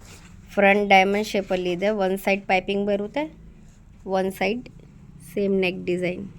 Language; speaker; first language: Kannada; non-native, local second language; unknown